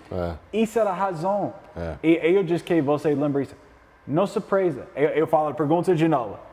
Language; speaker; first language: Portuguese; non-native, learner; English